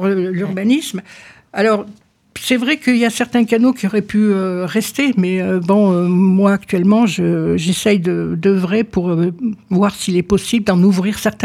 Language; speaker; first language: French; native; French